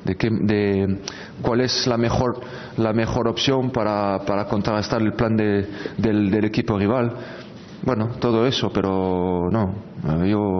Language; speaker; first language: Spanish; non-native, fluent; French